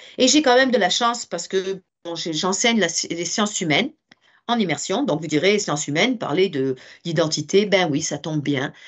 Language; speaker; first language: French; native; French